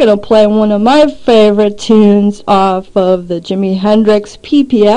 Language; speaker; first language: English; native; English